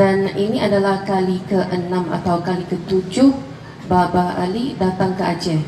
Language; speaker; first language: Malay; non-native, fluent; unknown